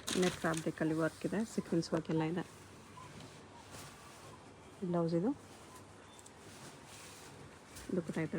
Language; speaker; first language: Kannada; native; Kannada